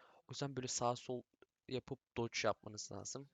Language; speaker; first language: Turkish; early bilingual, other home language; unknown